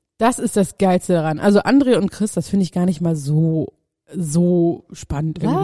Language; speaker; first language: German; native; German